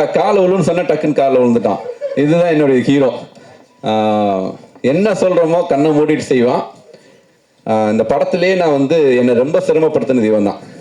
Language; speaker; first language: Tamil; native; Tamil